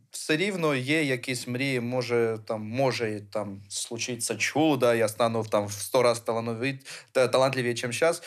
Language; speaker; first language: Ukrainian; early bilingual, other home language; Armenian